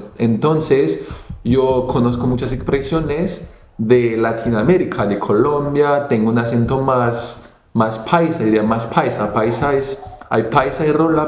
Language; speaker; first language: Spanish; non-native, fluent; Italian